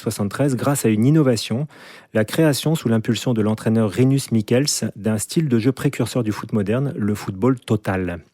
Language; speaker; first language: French; native; French